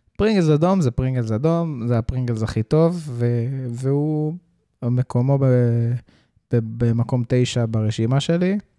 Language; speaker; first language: Hebrew; early bilingual, heritage; Hebrew